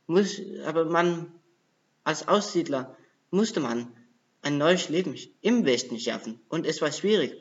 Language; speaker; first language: German; non-native, learner; Danish